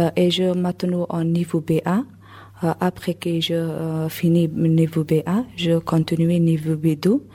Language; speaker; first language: French; non-native, learner; Persian